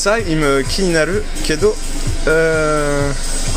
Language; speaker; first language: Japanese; non-native, fluent; French